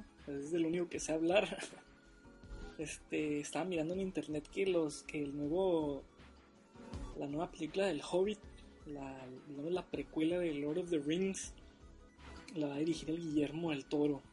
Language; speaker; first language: Spanish; native; Spanish